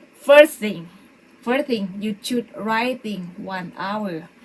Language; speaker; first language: English; non-native, learner; Thai